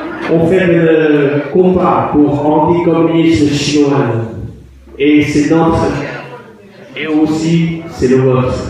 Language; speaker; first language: French; non-native, learner; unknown